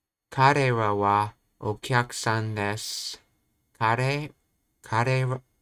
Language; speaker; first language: Japanese; non-native, learner; English